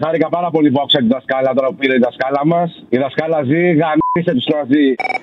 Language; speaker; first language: Greek; non-native, fluent; Arabic